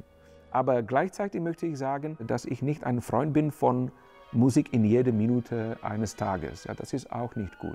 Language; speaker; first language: German; non-native, fluent; Czech